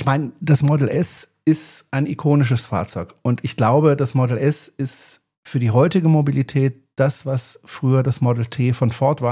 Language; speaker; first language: German; native; German